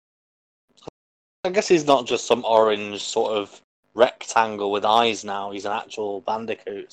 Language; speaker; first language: English; native; English